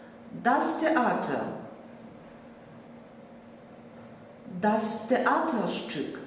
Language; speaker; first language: German; non-native, fluent; Russian